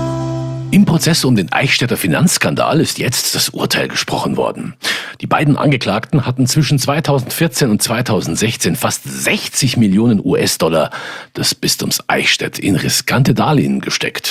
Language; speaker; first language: German; native; German